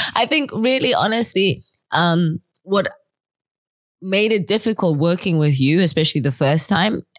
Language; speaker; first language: English; native; English